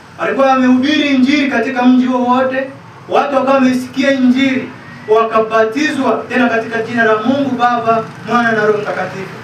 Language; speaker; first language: Swahili; native; Swahili